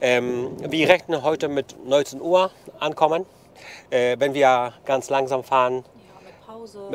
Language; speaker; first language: German; non-native, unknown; Polish